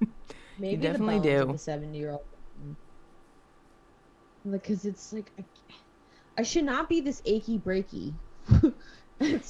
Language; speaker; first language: English; native; English